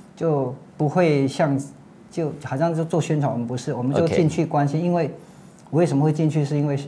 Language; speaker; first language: Chinese; native; Chinese